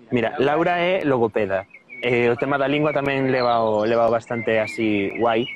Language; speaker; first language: Galician; non-native, local second language; Spanish